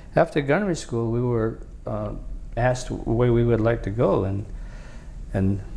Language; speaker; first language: English; native; English